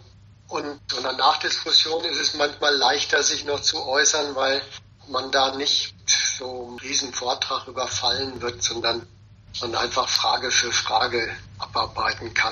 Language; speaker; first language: German; native; German